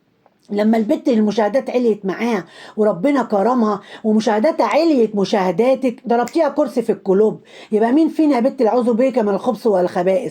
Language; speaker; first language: Arabic; native; Arabic